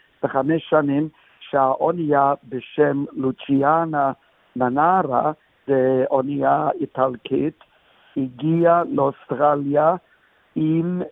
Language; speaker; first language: Hebrew; non-native, fluent; English